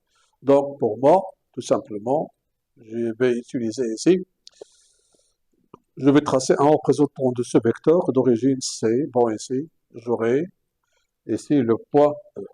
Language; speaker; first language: French; non-native, local second language; Arabic